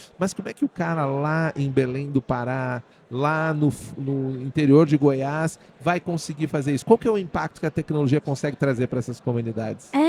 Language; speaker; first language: Portuguese; native; Portuguese